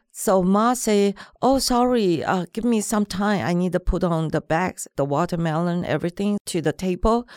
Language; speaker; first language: English; non-native, learner; Chinese